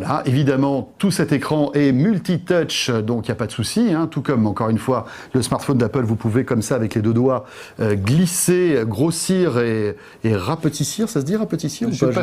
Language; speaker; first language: French; native; French